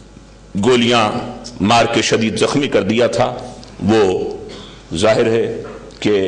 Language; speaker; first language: Urdu; native; Urdu